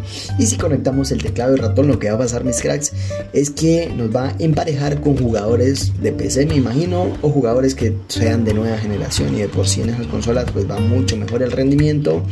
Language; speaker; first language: Spanish; native; Spanish